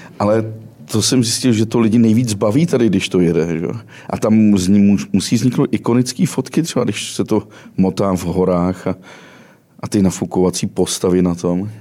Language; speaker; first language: Czech; native; Czech